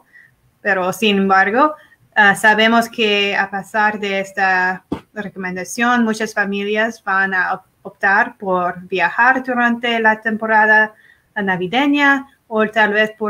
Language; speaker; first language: Spanish; non-native, learner; English